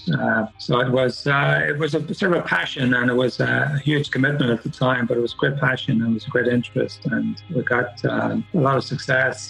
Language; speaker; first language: English; native; English